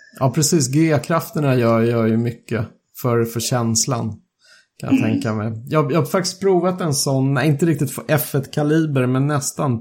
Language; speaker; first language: Swedish; native; Swedish